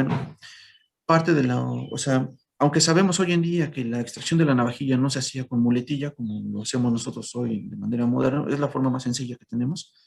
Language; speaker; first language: Spanish; native; Spanish